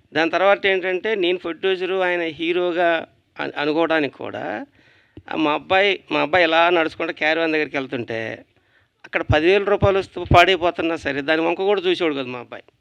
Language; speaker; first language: Telugu; native; Telugu